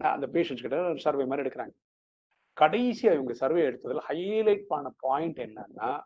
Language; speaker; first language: Tamil; non-native, local second language; Malayalam